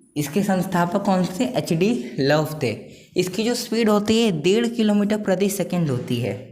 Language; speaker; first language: Hindi; non-native, local second language; Marathi